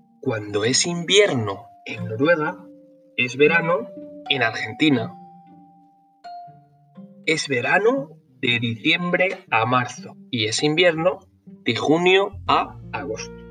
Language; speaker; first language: Spanish; non-native, learner; Norwegian